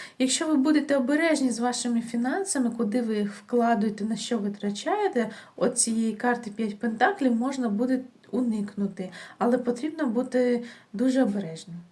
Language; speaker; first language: Ukrainian; non-native, local second language; Russian